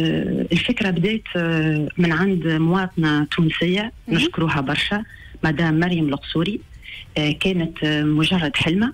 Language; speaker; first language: Arabic; native; Arabic